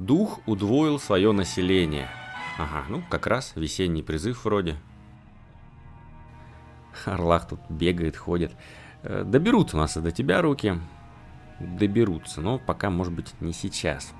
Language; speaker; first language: Russian; native; Russian